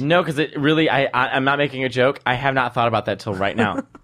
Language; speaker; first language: English; native; English